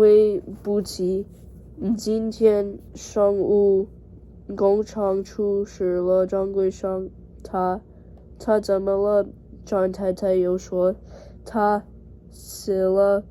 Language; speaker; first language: Chinese; non-native, learner; English